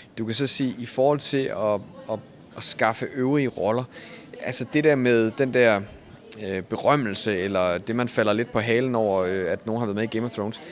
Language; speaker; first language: Danish; native; Danish